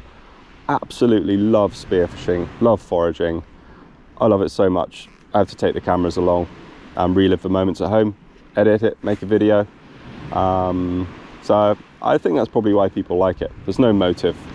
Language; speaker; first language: English; native; English